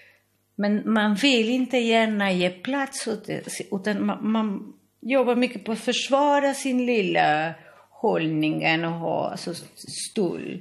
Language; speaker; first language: Swedish; non-native, fluent; Spanish